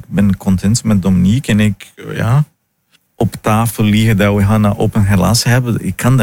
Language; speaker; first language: Dutch; non-native, fluent; Portuguese